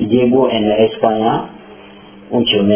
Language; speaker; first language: Spanish; non-native, learner; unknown